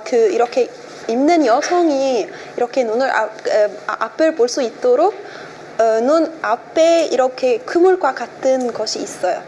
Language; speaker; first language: Korean; non-native, fluent; Arabic